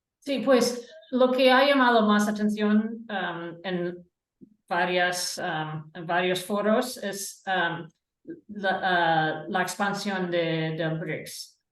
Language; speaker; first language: Spanish; non-native, fluent; English